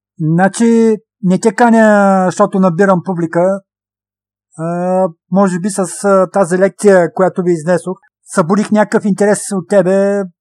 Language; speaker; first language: Bulgarian; native; Bulgarian